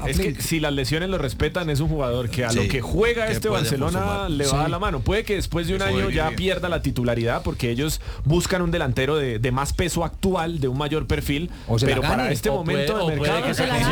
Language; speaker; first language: Spanish; native; Spanish